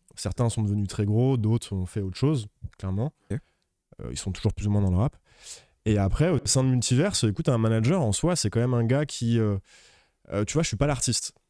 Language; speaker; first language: French; native; French